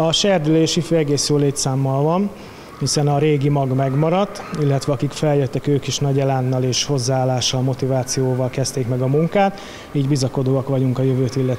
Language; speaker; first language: Hungarian; native; Hungarian